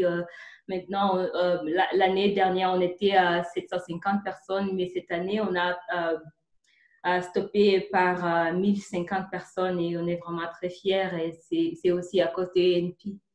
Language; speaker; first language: French; non-native, fluent; Kinyarwanda